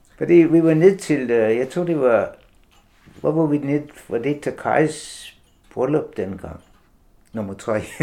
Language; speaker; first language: Danish; non-native, fluent; English